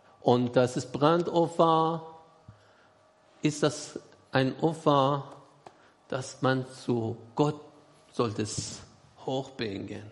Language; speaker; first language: German; non-native, learner; Persian